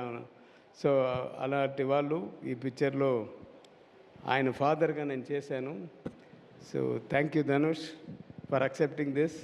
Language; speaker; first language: Telugu; non-native, learner; Tamil